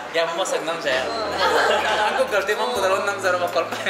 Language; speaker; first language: Korean; non-native, learner; Arabic